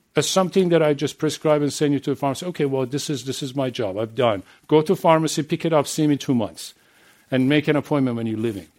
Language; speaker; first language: English; non-native, fluent; Persian